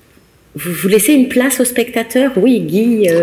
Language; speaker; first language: French; native; French